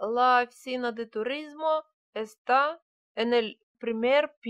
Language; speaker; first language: Spanish; non-native, learner; Russian